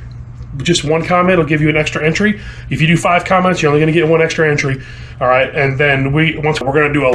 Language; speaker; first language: English; native; English